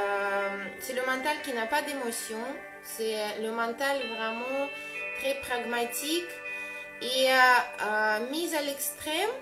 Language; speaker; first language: French; non-native, fluent; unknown